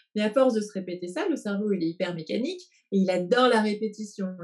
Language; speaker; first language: French; native; French